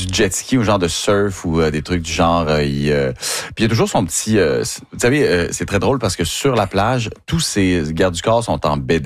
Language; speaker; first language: French; native; French